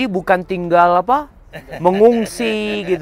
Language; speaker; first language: Indonesian; native; Indonesian